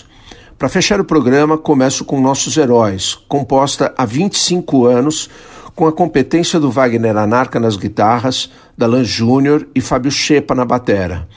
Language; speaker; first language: Portuguese; native; Portuguese